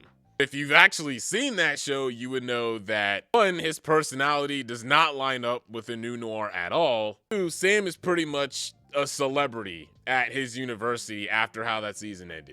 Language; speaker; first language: English; native; English